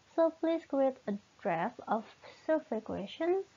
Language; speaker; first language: English; non-native, fluent; Indonesian